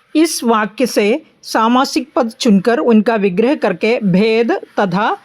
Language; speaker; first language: Hindi; non-native, local second language; Malayalam